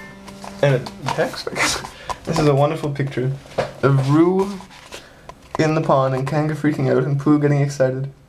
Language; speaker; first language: English; native; English